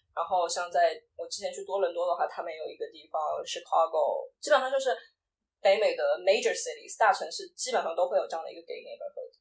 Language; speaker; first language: Chinese; native; Chinese